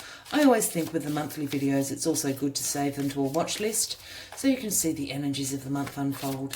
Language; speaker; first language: English; native; English